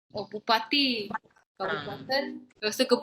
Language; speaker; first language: Malay; native; Malay